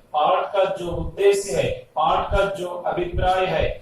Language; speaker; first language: Hindi; non-native, local second language; Telugu